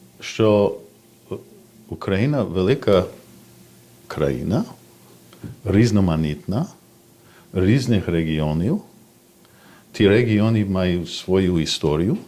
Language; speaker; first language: Ukrainian; non-native, fluent; English